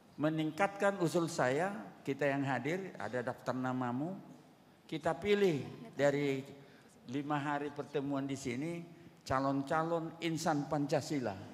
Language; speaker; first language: Indonesian; non-native, local second language; Batak Toba